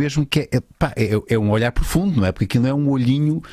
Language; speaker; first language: Portuguese; native; Portuguese